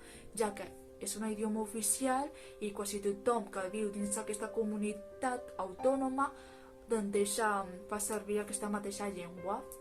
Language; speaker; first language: Catalan; early bilingual, other home language; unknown